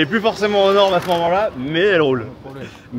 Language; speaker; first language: French; native; French